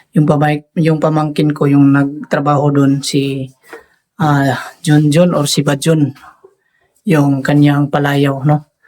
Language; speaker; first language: Filipino; non-native, local second language; Cebuano